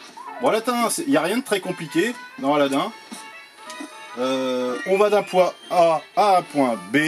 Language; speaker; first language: French; native; French